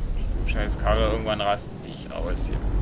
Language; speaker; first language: German; native; German